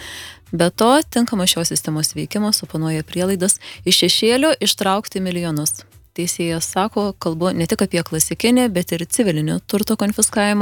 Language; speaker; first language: Lithuanian; native; Lithuanian